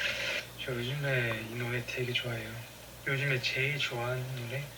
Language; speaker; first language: Korean; non-native, fluent; Chinese